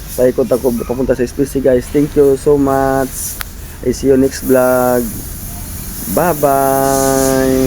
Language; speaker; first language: Filipino; non-native, local second language; Cebuano